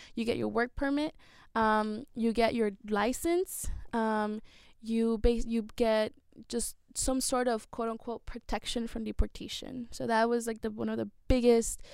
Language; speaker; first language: English; early bilingual, other home language; Spanish